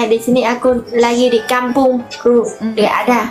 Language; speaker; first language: Indonesian; non-native, learner; Vietnamese